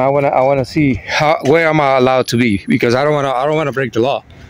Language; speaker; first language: English; non-native, fluent; Spanish